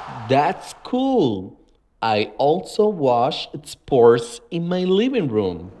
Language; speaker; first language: English; non-native, fluent; Spanish